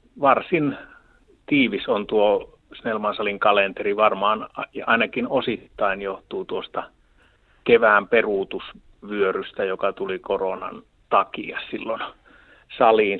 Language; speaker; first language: Finnish; native; Finnish